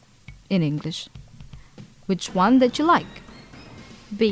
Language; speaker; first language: English; non-native, fluent; Indonesian